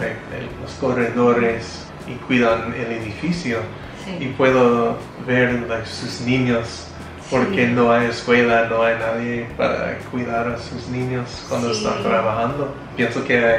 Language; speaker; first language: Spanish; non-native, fluent; English